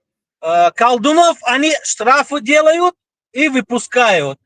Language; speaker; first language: Russian; non-native, local second language; Tajik